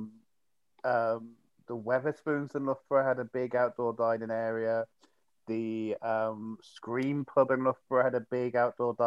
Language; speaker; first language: English; native; English